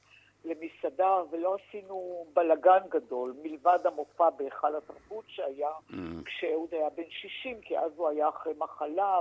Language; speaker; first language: Hebrew; native; Hebrew